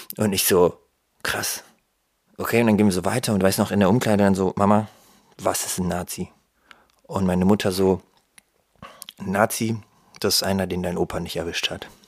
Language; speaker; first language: German; early bilingual, other home language; Russian